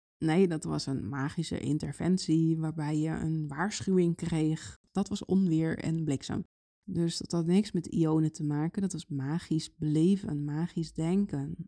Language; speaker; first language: Dutch; native; Dutch